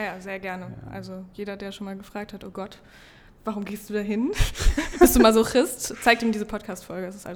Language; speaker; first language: German; native; German